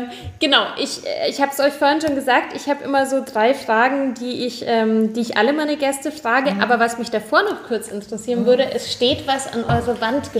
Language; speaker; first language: German; native; German